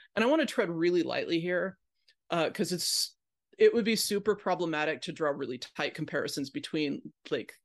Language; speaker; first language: English; native; English